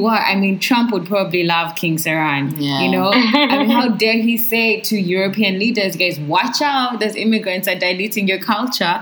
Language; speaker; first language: English; non-native, local second language; Ganda